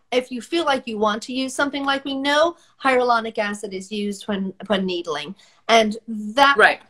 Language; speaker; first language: English; native; English